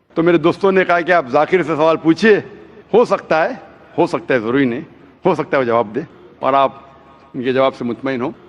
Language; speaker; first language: Hindi; non-native, local second language; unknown